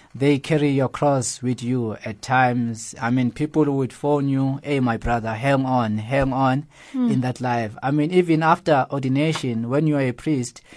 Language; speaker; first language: English; non-native, local second language; Zulu